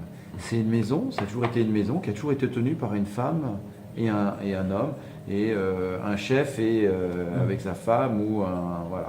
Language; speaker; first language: French; native; French